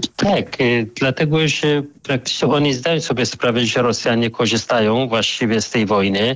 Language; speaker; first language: Polish; non-native, fluent; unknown